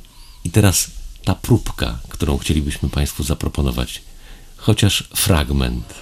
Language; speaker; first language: Polish; native; Polish